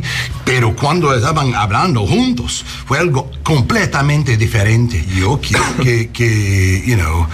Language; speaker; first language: Spanish; non-native, learner; English